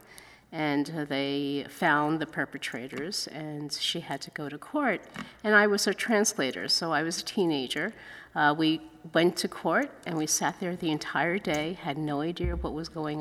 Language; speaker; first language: English; early bilingual, other home language; Cantonese